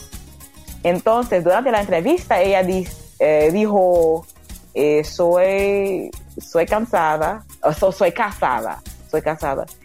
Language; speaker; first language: Spanish; non-native, learner; English